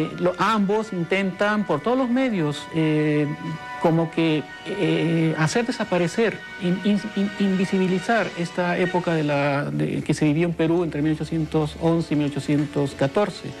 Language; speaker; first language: Spanish; native; Spanish